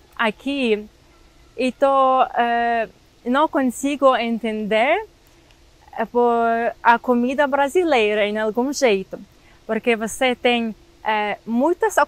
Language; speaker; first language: Portuguese; non-native, fluent; Ukrainian